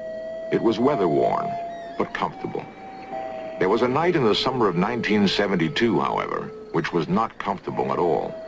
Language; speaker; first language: English; native; English